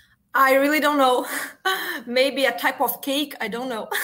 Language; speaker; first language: English; non-native, learner; Portuguese